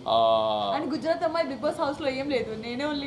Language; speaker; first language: Telugu; non-native, learner; Gujarati